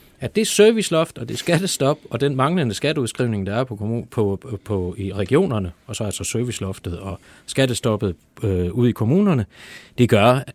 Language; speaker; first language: Danish; non-native, fluent; German